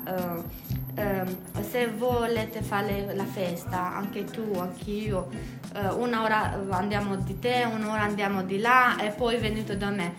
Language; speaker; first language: Italian; non-native, learner; Albanian